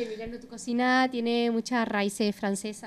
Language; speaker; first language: Spanish; native; Spanish